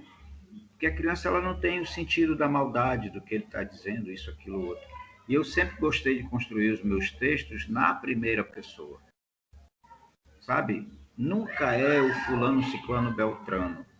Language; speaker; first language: Portuguese; native; Portuguese